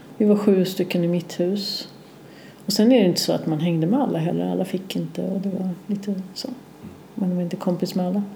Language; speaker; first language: Swedish; native; Swedish